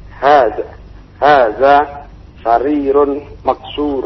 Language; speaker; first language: Arabic; non-native, learner; Indonesian